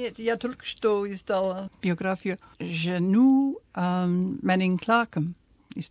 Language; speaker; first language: Russian; non-native, fluent; English